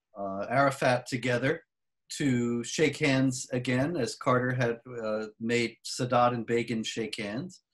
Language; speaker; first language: English; native; English